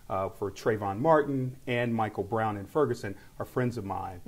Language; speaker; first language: English; native; English